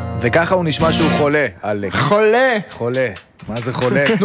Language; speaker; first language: Hebrew; native; Hebrew